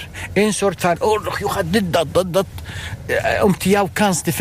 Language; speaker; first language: Dutch; non-native, learner; Arabic